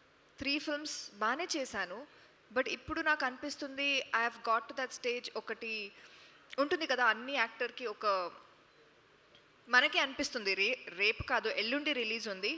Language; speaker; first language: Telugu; non-native, local second language; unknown